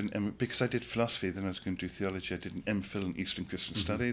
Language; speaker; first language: English; native; English